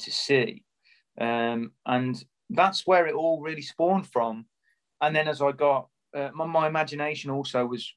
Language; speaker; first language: English; native; English